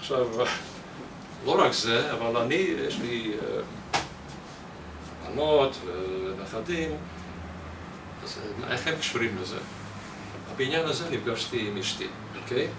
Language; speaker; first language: Hebrew; non-native, fluent; Hungarian